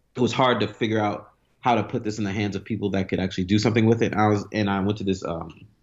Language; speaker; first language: English; native; English